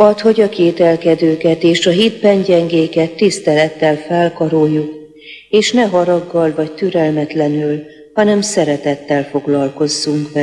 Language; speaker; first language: Hungarian; native; Hungarian